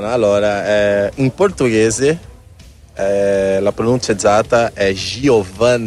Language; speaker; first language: Italian; non-native, learner; Portuguese